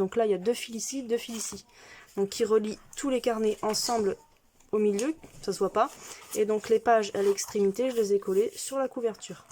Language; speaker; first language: French; native; French